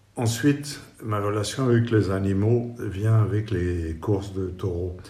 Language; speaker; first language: French; non-native, fluent; Spanish